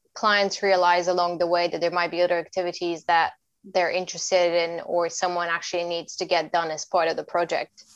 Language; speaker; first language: English; non-native, fluent; Bulgarian